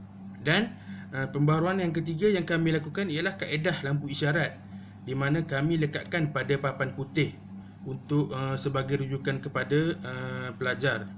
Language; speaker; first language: Malay; native; Malay